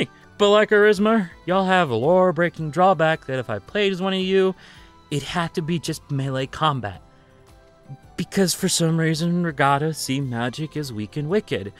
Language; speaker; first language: English; native; English